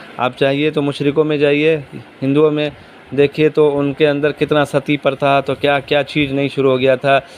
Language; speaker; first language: Urdu; native; Urdu